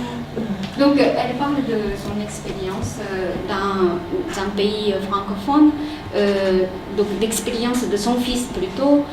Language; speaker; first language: French; non-native, fluent; Japanese